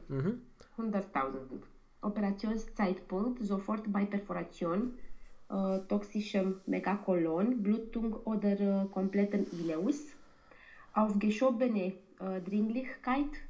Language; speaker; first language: German; non-native, learner; Romanian